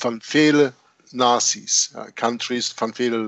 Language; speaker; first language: Dutch; native; Dutch